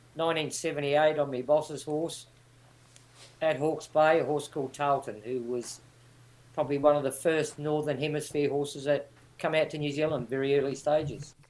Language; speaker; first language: English; native; English